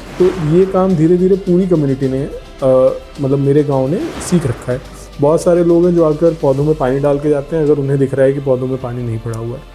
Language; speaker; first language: Hindi; native; Hindi